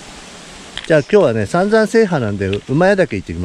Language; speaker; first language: Japanese; native; Japanese